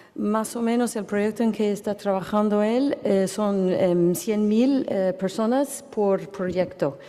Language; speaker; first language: Spanish; non-native, fluent; English